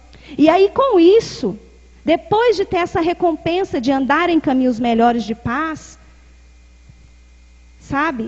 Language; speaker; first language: Portuguese; native; Portuguese